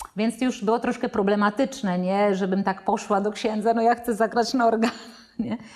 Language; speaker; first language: Polish; non-native, fluent; Italian